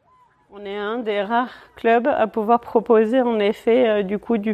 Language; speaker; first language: French; native; French